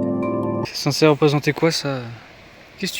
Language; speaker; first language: French; native; French